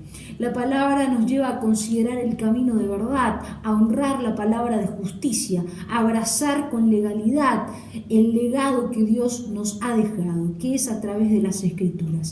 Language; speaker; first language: Spanish; native; Spanish